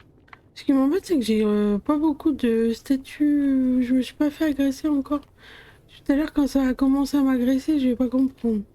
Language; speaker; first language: French; native; French